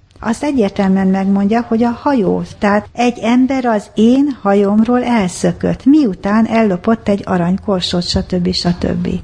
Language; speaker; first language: Hungarian; native; Hungarian